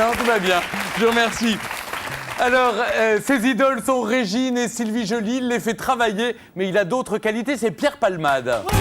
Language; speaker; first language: French; native; French